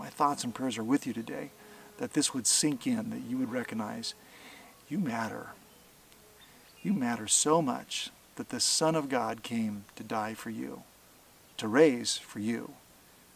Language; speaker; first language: English; native; English